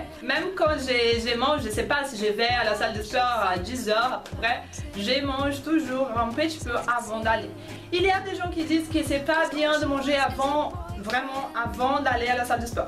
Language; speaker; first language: French; non-native, fluent; Portuguese